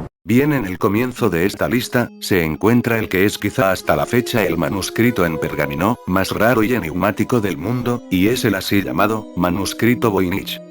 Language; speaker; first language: Spanish; native; Spanish